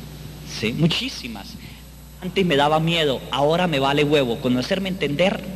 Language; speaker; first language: Spanish; native; Spanish